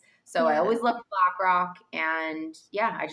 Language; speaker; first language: English; native; English